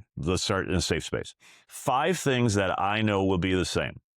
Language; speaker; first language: English; native; English